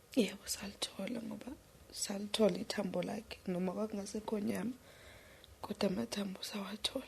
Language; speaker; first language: Zulu; native; Zulu